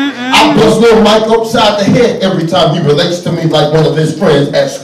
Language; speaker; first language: English; native; English